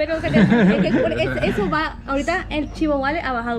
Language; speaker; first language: Spanish; native; Spanish